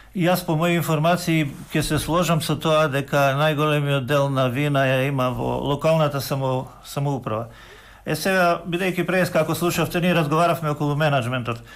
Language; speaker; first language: Macedonian; native; Macedonian